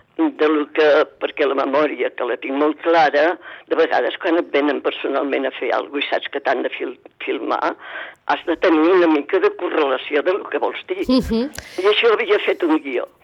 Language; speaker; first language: Catalan; native; Catalan